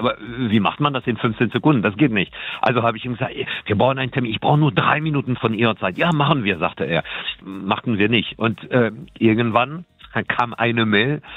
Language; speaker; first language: German; non-native, fluent; French